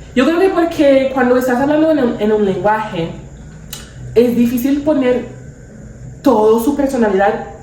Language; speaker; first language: Spanish; non-native, learner; English